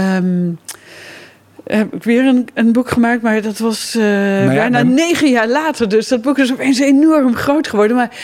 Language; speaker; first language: Dutch; native; Dutch